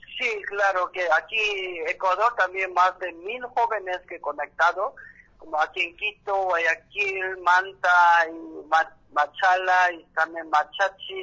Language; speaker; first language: Spanish; non-native, learner; Korean